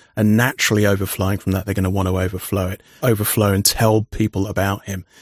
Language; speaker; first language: English; native; English